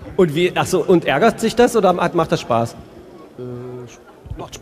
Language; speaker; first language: German; native; German